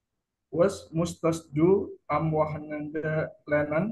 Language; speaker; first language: German; non-native, learner; Indonesian